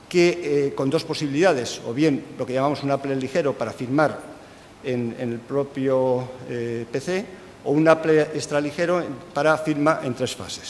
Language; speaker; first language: Spanish; native; Spanish